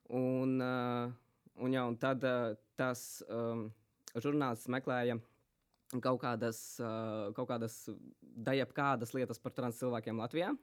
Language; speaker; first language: Latvian; native; Latvian